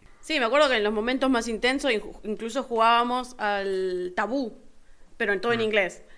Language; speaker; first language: Spanish; native; Spanish